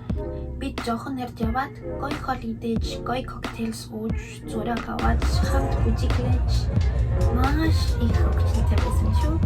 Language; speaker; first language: Mongolian; early bilingual, heritage; Mongolian